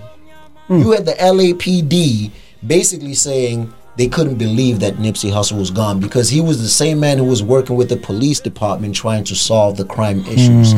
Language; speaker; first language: English; non-native, local second language; Zulu